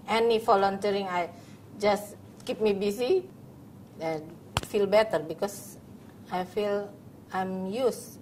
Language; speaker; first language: English; non-native, learner; Indonesian